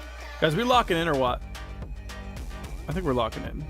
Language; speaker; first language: English; native; English